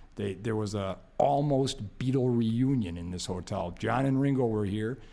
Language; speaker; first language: English; native; English